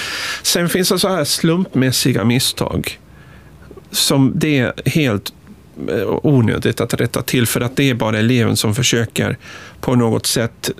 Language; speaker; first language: Swedish; non-native, fluent; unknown